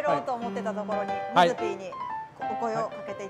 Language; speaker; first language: Japanese; native; Japanese